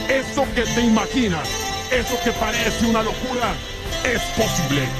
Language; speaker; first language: Spanish; native; Spanish